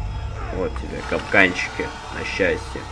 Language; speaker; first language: Russian; native; Russian